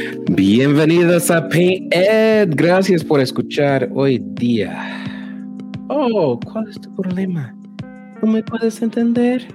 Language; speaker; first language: Spanish; non-native, learner; English